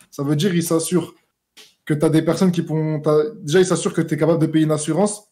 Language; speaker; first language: French; native; French